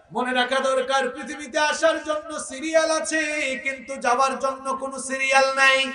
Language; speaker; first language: Bangla; non-native, local second language; Sylheti